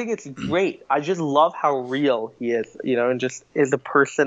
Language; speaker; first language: English; native; English